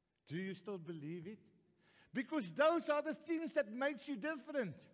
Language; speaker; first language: English; non-native, local second language; Afrikaans